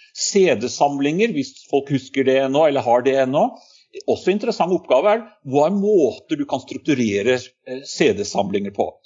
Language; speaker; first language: Norwegian; native; Norwegian